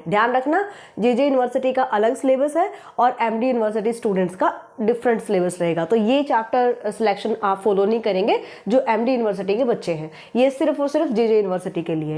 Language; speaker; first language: Hindi; native; Hindi